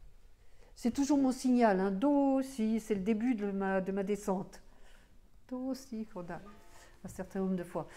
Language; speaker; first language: French; native; French